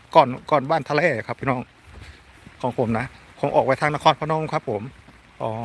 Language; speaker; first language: Thai; native; Thai